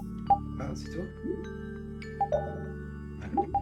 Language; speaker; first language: French; native; French